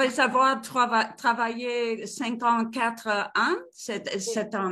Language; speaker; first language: French; non-native, learner; Spanish